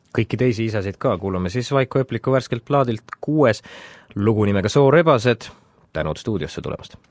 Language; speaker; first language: Estonian; native; Estonian